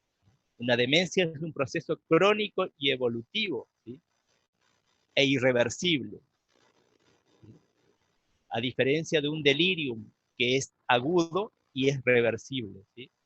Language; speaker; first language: Spanish; native; Spanish